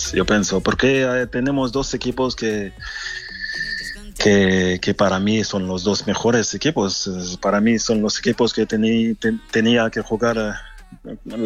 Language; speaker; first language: Spanish; non-native, fluent; French